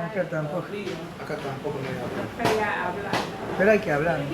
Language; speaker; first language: Spanish; non-native, fluent; English